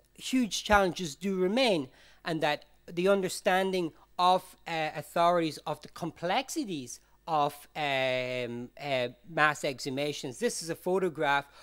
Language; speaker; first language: English; native; English